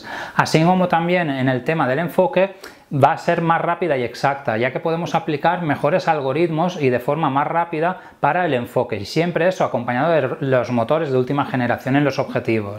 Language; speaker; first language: Spanish; native; Spanish